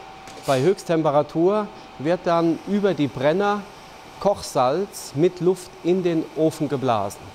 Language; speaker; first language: German; native; German